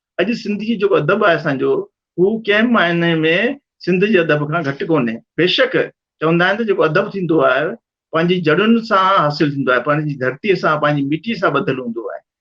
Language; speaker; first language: Sindhi; early bilingual, heritage; Sindhi